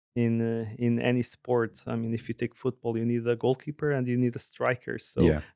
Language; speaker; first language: English; non-native, fluent; Portuguese